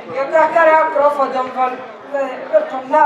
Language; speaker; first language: Swedish; non-native, learner; Swahili